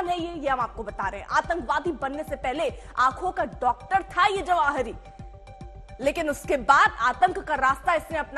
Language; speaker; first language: Hindi; native; Hindi